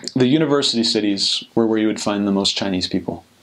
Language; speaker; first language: English; native; English